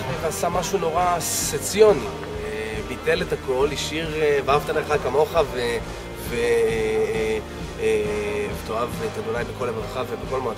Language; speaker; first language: Hebrew; native; Hebrew